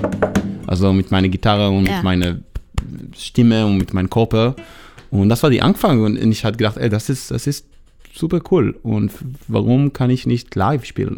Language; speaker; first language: German; non-native, learner; Hebrew